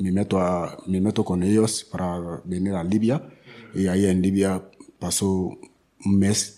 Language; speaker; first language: Spanish; non-native, learner; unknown